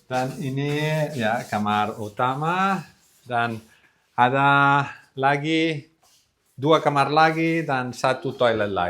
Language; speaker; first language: Indonesian; non-native, learner; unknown